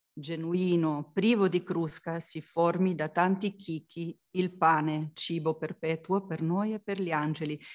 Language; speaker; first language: Italian; non-native, fluent; Slovenian